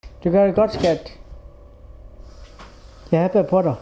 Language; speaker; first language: Danish; non-native, local second language; Kalaallisut